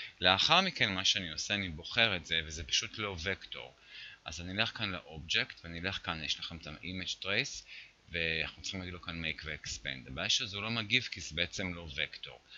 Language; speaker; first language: Hebrew; native; Hebrew